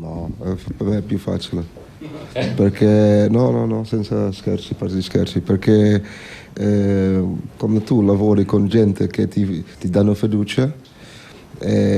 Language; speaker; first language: Italian; non-native, fluent; Dutch